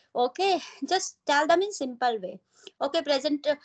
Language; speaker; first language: English; non-native, local second language; Hindi